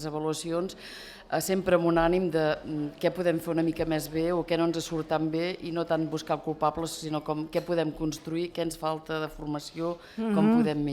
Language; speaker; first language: Catalan; native; Catalan